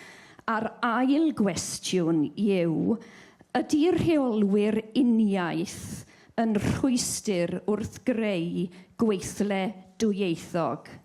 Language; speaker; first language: Welsh; native; Welsh